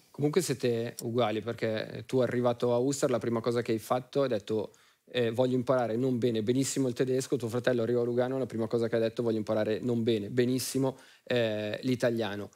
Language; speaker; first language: Italian; native; Italian